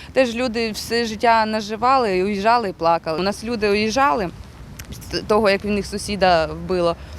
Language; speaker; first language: Ukrainian; non-native, local second language; Russian